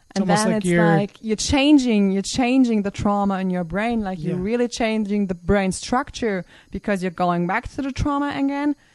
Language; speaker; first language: English; non-native, fluent; German